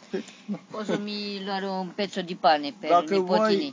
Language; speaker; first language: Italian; non-native, learner; Romanian